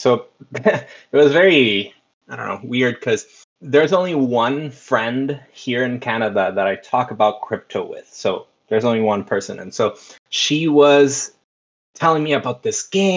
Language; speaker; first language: English; non-native, fluent; Spanish